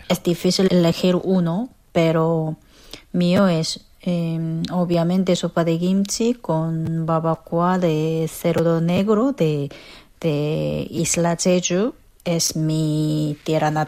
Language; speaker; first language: Spanish; non-native, fluent; Korean